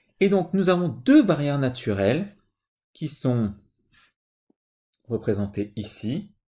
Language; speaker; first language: French; native; French